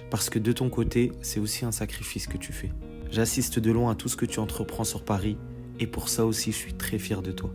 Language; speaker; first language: French; native; French